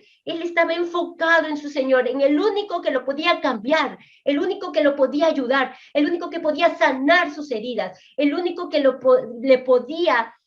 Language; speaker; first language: Spanish; native; Spanish